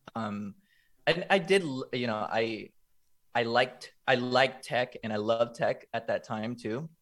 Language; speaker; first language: English; native; English